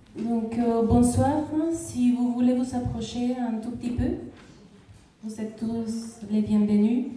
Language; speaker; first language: French; non-native, fluent; Spanish